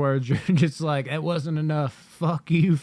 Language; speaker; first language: English; native; English